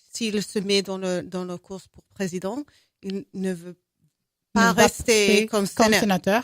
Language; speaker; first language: French; non-native, fluent; English